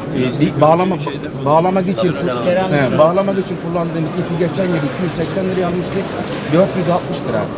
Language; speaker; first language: Turkish; native; Turkish